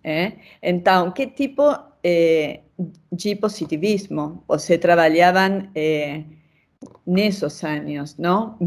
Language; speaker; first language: Portuguese; non-native, fluent; Spanish